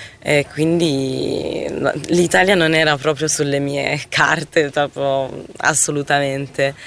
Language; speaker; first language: Italian; non-native, fluent; Arabic